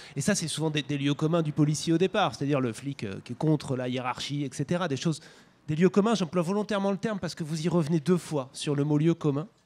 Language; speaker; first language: French; native; French